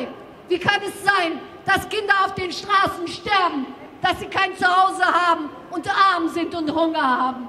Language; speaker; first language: German; non-native, fluent; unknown